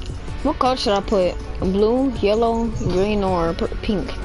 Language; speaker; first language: English; native; English